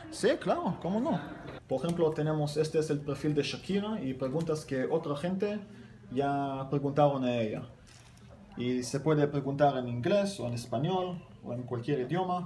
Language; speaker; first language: Spanish; non-native, learner; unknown